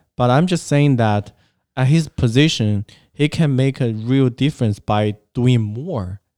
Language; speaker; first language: English; non-native, fluent; Chinese